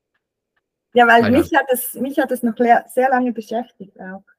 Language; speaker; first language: German; native; German